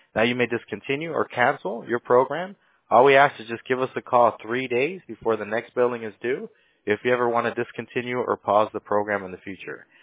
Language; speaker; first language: English; early bilingual, other home language; Spanish